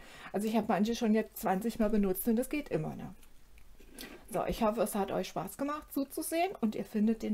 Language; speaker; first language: German; native; German